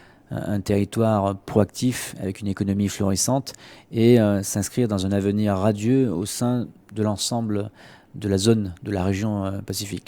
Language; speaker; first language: French; native; French